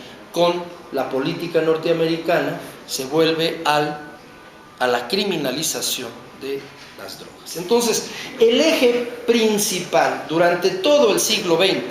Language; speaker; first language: Spanish; native; Spanish